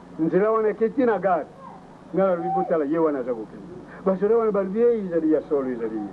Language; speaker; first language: Lingala; non-native, local second language; Kongo